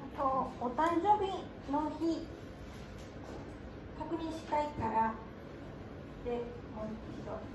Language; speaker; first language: Japanese; non-native, learner; Spanish